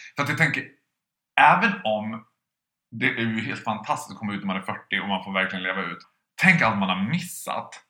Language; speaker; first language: Swedish; native; Swedish